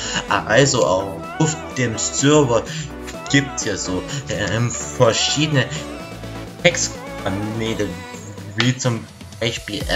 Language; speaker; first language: German; native; German